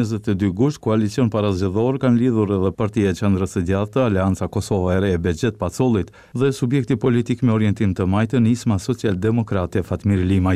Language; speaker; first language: Albanian; native; Albanian